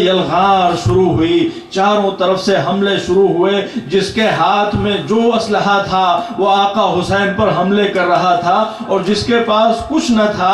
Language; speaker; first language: Urdu; native; Urdu